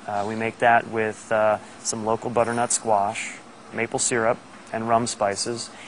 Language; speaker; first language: English; native; English